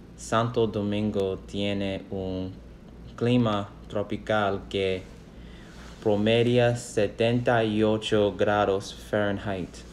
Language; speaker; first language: Spanish; non-native, learner; English